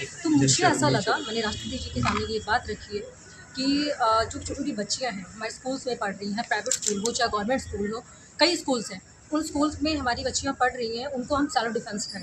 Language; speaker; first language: Hindi; native; Hindi